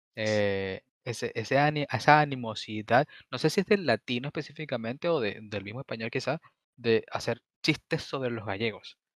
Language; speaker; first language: Spanish; native; Spanish